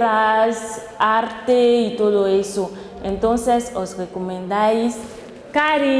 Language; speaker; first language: Spanish; non-native, learner; French